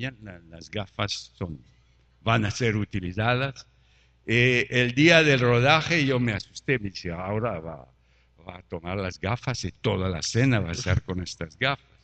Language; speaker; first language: Spanish; non-native, fluent; French